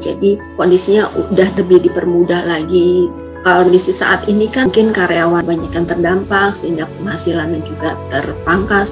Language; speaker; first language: Indonesian; native; Indonesian